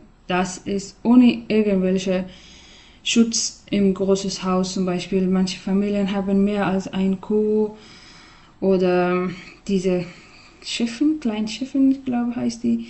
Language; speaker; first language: German; non-native, fluent; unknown